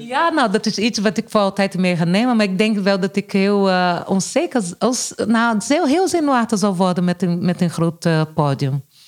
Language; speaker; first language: Dutch; non-native, fluent; Portuguese